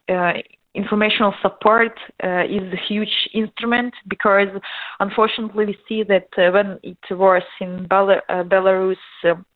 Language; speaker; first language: English; non-native, learner; Ukrainian